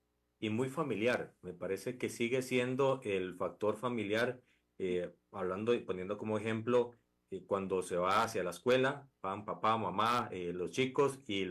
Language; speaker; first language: Spanish; native; Spanish